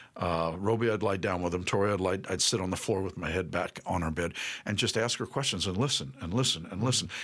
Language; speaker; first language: English; native; English